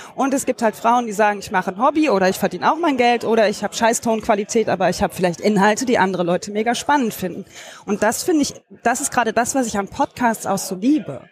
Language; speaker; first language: German; native; German